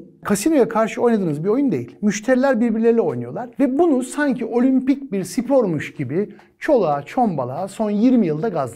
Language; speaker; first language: Turkish; native; Turkish